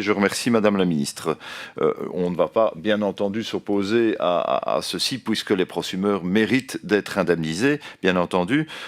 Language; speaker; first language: French; native; French